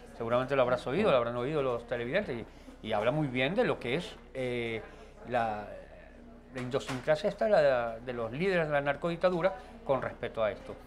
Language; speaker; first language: Spanish; native; Spanish